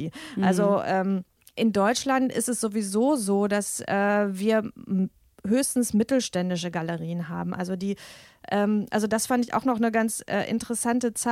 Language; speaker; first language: German; native; German